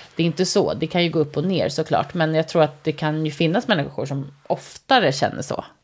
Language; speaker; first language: Swedish; native; Swedish